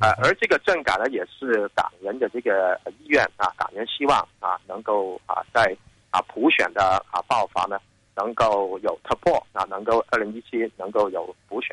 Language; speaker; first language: Chinese; non-native, local second language; Cantonese